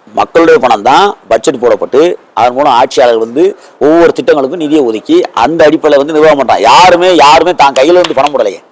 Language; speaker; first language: Tamil; native; Tamil